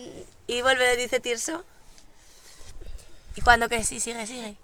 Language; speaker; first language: Spanish; native; Spanish